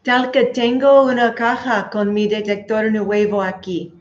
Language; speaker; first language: Spanish; non-native, learner; English